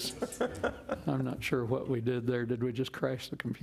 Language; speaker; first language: English; native; English